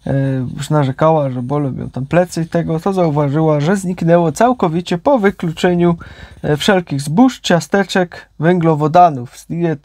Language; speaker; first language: Polish; native; Polish